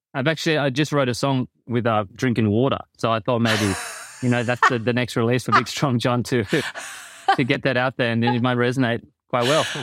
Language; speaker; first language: English; early bilingual, other home language; Filipino